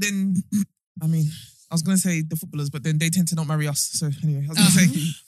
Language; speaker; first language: English; native; English